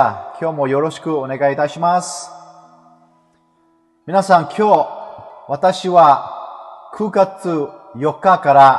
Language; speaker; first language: Japanese; non-native, fluent; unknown